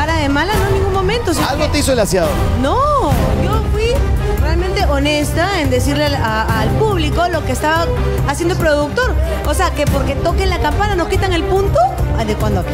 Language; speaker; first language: Spanish; native; Spanish